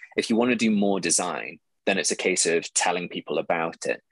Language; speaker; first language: English; native; English